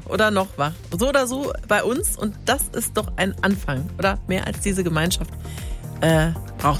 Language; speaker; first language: German; native; German